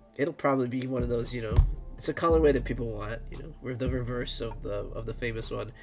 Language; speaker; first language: English; native; English